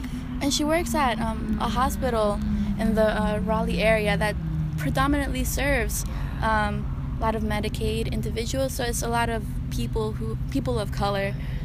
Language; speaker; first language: English; early bilingual, other home language; Spanish